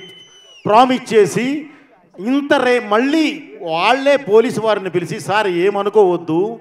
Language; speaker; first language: Telugu; native; Telugu